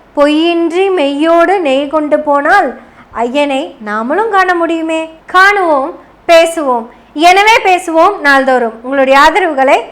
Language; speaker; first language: Tamil; non-native, local second language; Malayalam